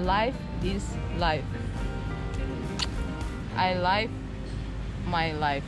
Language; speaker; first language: English; non-native, learner; Russian